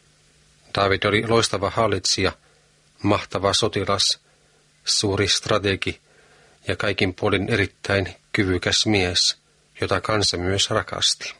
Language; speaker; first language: Finnish; native; Finnish